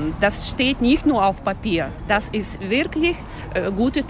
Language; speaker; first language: German; non-native, fluent; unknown